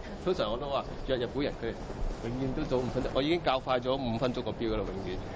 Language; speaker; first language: Cantonese; native; Cantonese